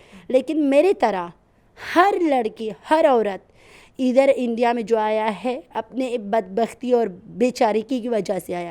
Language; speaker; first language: Hindi; non-native, fluent; Persian